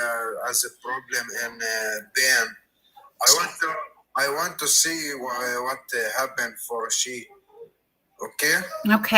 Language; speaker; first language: English; non-native, learner; Arabic